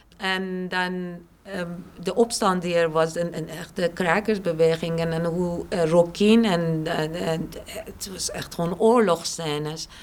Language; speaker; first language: Dutch; non-native, fluent; Persian